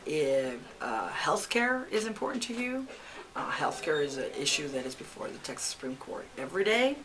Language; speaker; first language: English; early bilingual, other home language; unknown